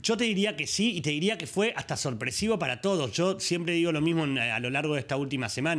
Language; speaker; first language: Spanish; native; Spanish